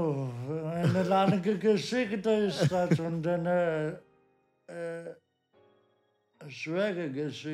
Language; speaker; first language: German; non-native, learner; Polish